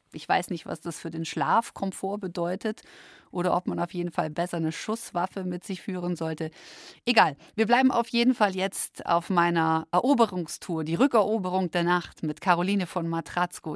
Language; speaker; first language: German; native; German